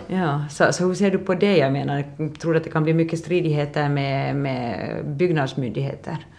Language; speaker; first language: Swedish; native; Swedish